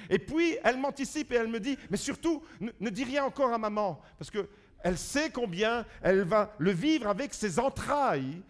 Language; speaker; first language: French; early bilingual, other home language; Italian